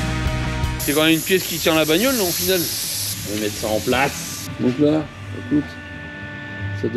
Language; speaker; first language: French; native; French